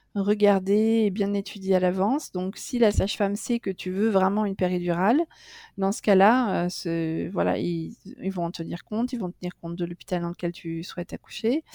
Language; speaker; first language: French; native; French